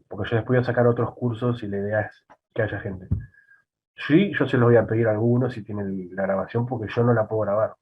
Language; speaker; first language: Spanish; native; Spanish